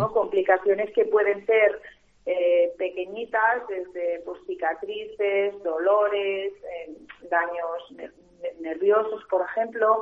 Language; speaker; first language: Spanish; native; Spanish